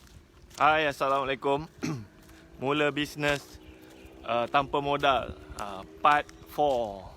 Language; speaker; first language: Malay; native; Malay